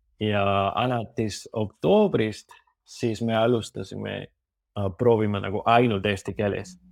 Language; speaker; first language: Estonian; non-native, fluent; Spanish